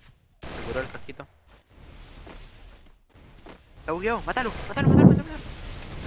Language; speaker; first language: Spanish; native; Spanish